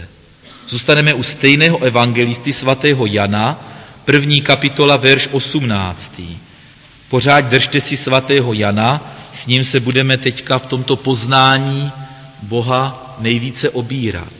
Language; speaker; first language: Czech; native; Czech